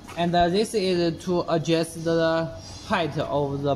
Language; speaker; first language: English; non-native, learner; Chinese